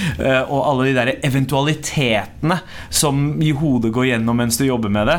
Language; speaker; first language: Norwegian; early bilingual, other home language; Punjabi